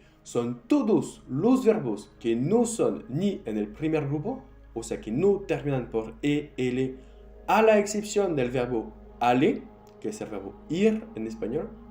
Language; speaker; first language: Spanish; non-native, fluent; French